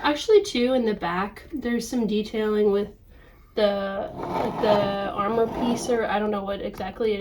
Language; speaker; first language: English; native; English